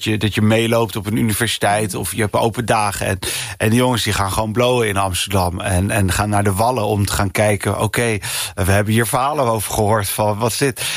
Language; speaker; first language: Dutch; early bilingual, other home language; English